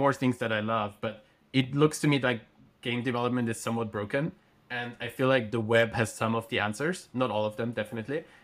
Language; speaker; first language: English; non-native, fluent; German